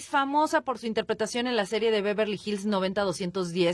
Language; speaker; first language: Spanish; native; Spanish